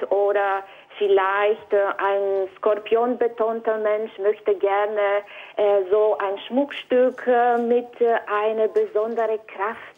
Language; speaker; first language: German; non-native, fluent; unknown